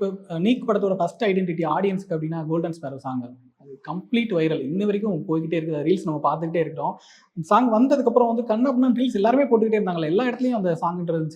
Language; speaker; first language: Tamil; native; Tamil